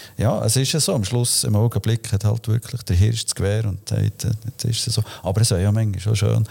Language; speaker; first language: German; native; German